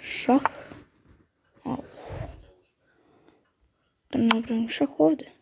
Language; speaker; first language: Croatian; early bilingual, heritage; Croatian